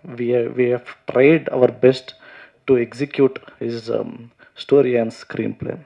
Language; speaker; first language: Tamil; non-native, learner; Kannada